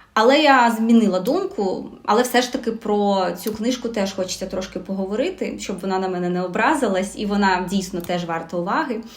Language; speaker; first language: Ukrainian; non-native, local second language; Russian